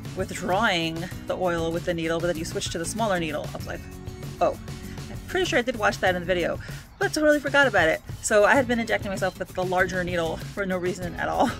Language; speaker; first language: English; native; English